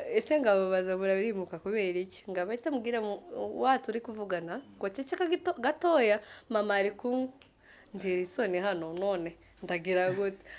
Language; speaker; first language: Kinyarwanda; non-native, fluent; Kikuyu